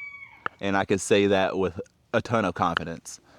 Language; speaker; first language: English; native; English